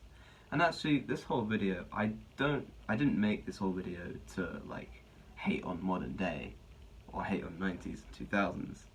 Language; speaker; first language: English; native; English